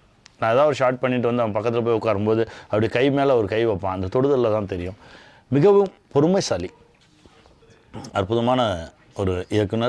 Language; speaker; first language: Tamil; native; Tamil